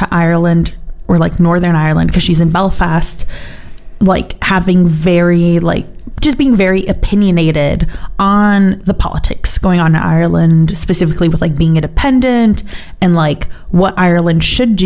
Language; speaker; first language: English; native; English